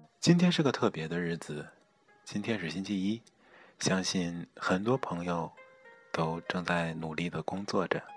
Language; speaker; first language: Chinese; native; Chinese